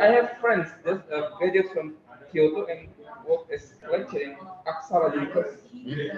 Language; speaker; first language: English; non-native, learner; Indonesian